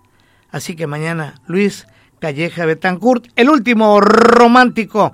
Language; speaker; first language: Spanish; native; Spanish